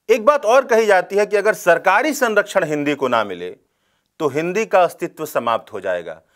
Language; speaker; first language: Hindi; native; Hindi